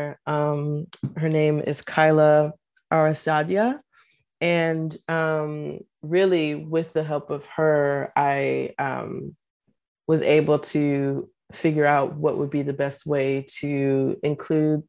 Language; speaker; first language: English; native; English